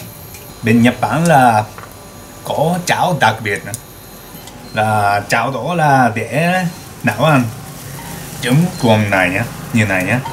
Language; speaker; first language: Vietnamese; non-native, learner; Japanese